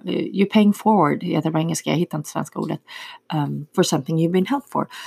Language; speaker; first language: Swedish; early bilingual, other home language; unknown